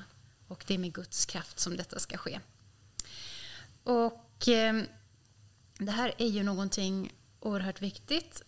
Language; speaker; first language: Swedish; native; Swedish